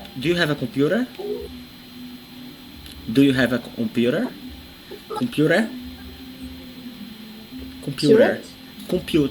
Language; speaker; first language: English; non-native, fluent; Portuguese